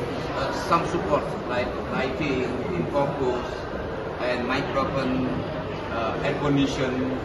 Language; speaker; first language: English; non-native, learner; Indonesian